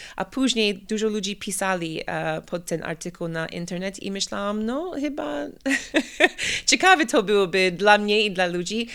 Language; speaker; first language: Polish; non-native, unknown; English